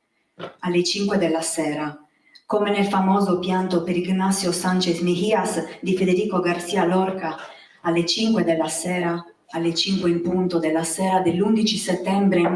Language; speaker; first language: Italian; native; Italian